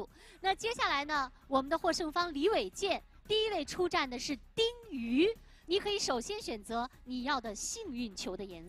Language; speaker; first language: Chinese; native; Chinese